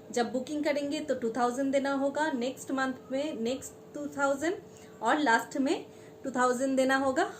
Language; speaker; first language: Hindi; non-native, local second language; Bangla